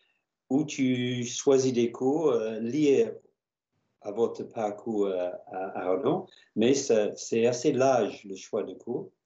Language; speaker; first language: French; non-native, fluent; English